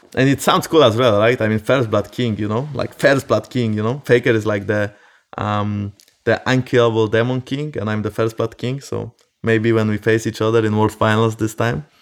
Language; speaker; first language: English; non-native, fluent; Polish